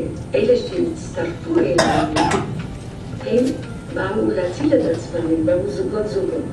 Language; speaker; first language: Hebrew; non-native, fluent; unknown